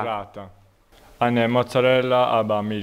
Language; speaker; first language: German; non-native, learner; Italian